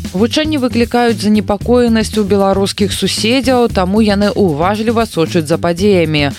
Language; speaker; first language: Belarusian; native; Belarusian